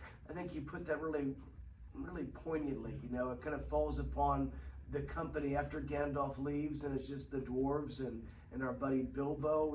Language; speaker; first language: English; native; English